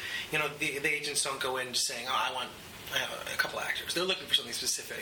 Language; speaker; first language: English; native; English